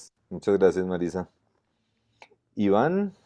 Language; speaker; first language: Spanish; native; Spanish